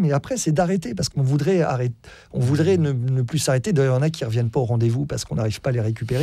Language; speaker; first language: French; native; French